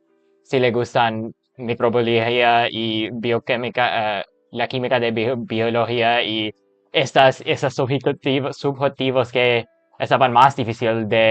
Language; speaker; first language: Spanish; non-native, learner; English